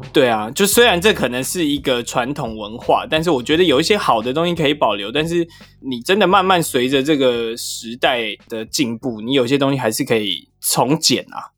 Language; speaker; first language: Chinese; native; Chinese